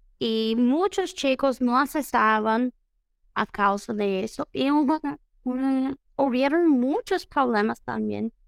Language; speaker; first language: Spanish; non-native, fluent; Portuguese